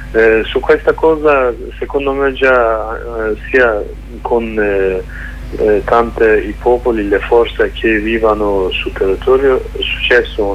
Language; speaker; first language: Italian; non-native, learner; Kurdish